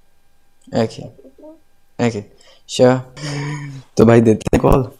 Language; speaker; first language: Hindi; native; Hindi